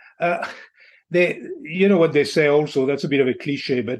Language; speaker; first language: English; non-native, fluent; French